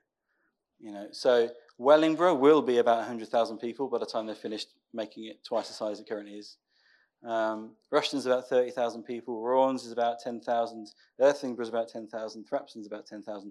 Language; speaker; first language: English; native; English